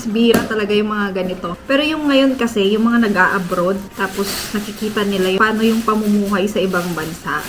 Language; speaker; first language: Filipino; native; Filipino